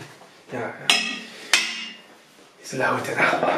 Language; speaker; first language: German; native; German